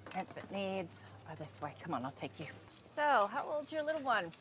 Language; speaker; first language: English; native; English